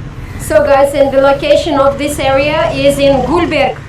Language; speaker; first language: English; non-native, fluent; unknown